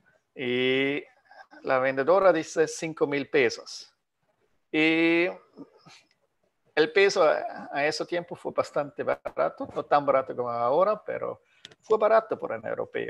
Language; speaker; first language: Spanish; non-native, fluent; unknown